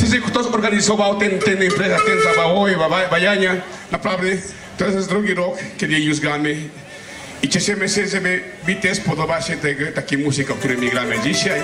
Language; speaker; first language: Polish; non-native, learner; Spanish